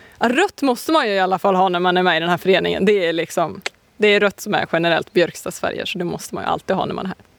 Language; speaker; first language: Swedish; native; Swedish